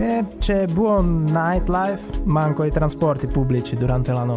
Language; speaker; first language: Italian; non-native, learner; Czech